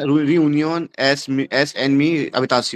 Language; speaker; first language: Spanish; non-native, learner; Hindi